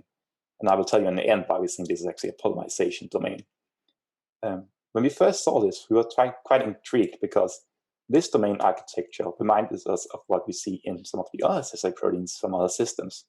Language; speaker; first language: English; non-native, fluent; Danish